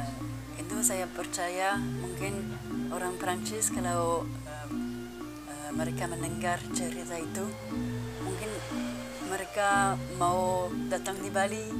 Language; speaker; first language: Indonesian; non-native, learner; French